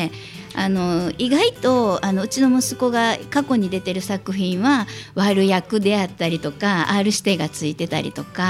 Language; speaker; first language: Japanese; native; Japanese